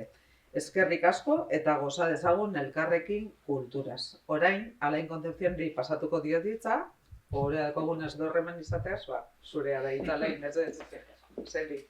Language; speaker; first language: Basque; native; Basque